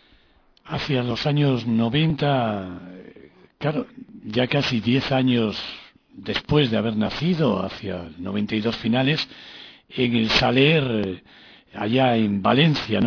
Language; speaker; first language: Spanish; native; Spanish